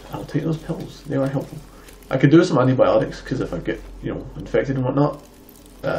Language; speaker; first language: English; native; English